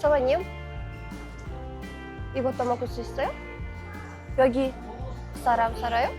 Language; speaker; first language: Korean; non-native, learner; Uzbek